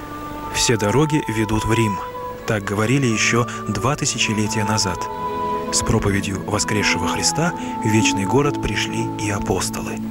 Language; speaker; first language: Russian; native; Russian